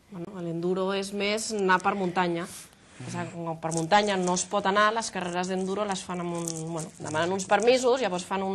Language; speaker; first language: Catalan; native; Catalan